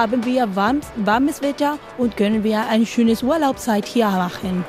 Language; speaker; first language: German; non-native, learner; Spanish